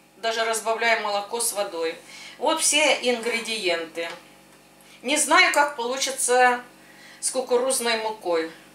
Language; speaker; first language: Russian; non-native, local second language; Ukrainian